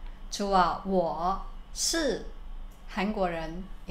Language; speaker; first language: Korean; non-native, fluent; Chinese